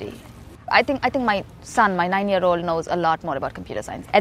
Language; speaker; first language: English; non-native, local second language; Telugu